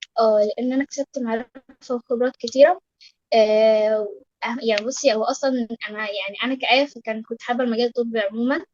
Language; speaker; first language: Arabic; native; Arabic